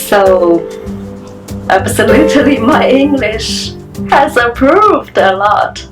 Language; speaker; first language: English; non-native, learner; Chinese